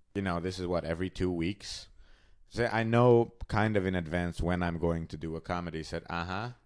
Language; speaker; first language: English; non-native, fluent; Hungarian